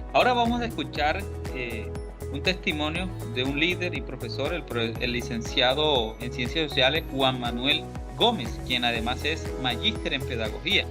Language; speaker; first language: Spanish; native; Spanish